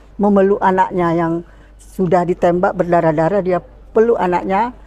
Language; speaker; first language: Indonesian; native; Indonesian